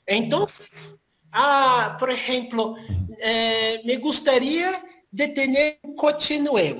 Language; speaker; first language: Portuguese; non-native, fluent; Spanish